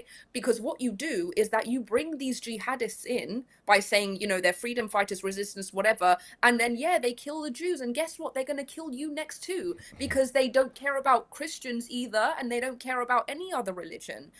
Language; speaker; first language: English; early bilingual, other home language; Persian